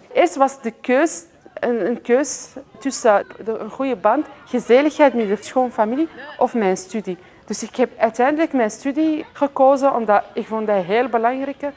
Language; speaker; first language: Dutch; non-native, fluent; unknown